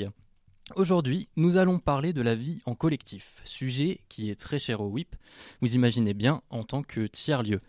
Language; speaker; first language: French; native; French